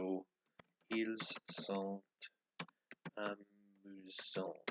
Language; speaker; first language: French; non-native, learner; English